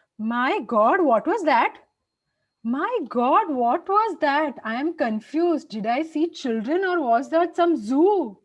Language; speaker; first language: English; non-native, fluent; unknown